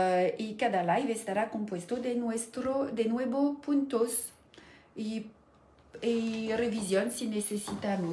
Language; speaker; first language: Spanish; non-native, learner; French